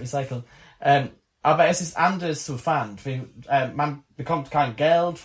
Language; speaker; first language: German; non-native, learner; English